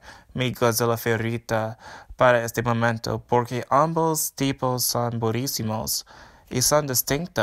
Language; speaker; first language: Spanish; non-native, learner; English